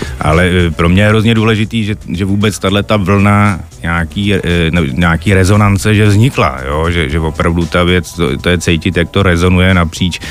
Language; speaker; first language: Czech; native; Czech